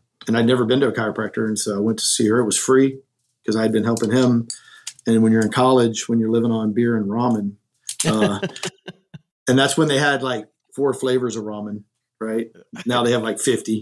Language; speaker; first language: English; native; English